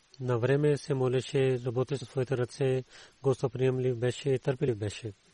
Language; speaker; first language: Bulgarian; non-native, learner; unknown